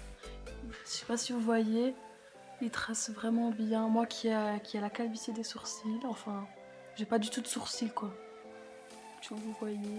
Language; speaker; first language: French; native; French